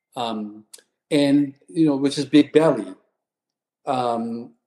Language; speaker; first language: English; non-native, local second language; Cebuano